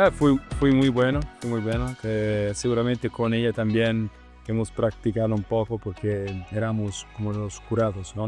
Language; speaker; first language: Spanish; non-native, learner; Italian